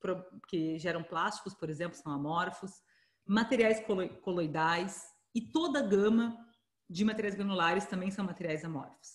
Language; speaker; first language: Portuguese; native; Portuguese